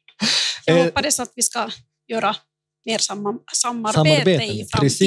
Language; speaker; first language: Swedish; non-native, learner; Finnish